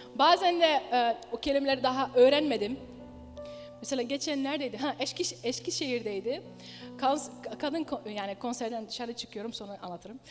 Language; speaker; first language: Turkish; early bilingual, heritage; Dutch